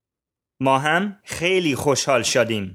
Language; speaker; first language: Persian; non-native, learner; English